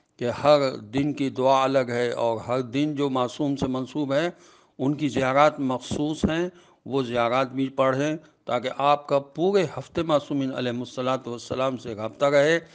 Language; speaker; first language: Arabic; non-native, fluent; Urdu